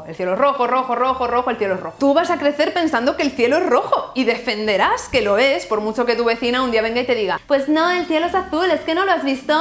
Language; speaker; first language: Spanish; native; Spanish